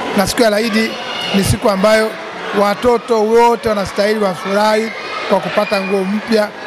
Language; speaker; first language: Swahili; native; Swahili